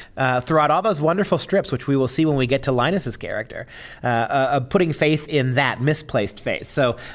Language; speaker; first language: English; native; English